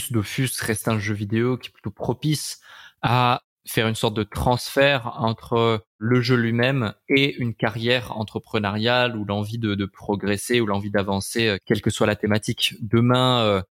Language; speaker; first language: French; native; French